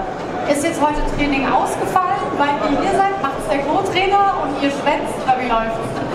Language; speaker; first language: German; native; German